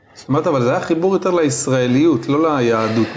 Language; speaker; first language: Hebrew; native; Hebrew